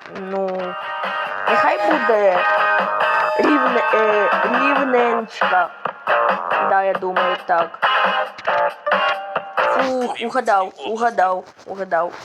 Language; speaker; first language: Ukrainian; non-native, local second language; Russian